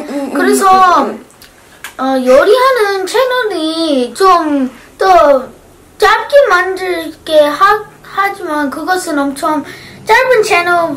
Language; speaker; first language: Korean; early bilingual, heritage; English